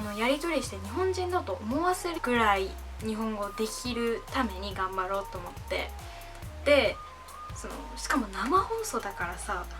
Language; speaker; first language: Japanese; non-native, fluent; English